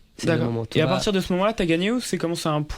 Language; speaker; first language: French; native; French